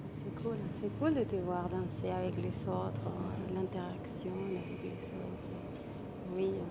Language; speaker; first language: French; non-native, fluent; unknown